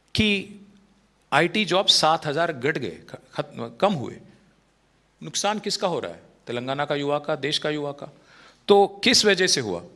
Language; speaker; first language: Hindi; non-native, local second language; Telugu